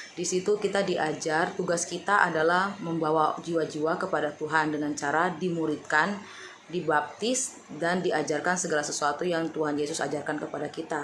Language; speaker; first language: Indonesian; native; Indonesian